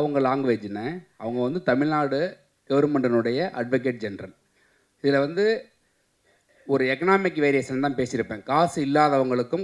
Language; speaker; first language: Tamil; native; Tamil